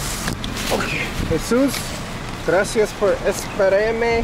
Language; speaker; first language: Spanish; non-native, learner; English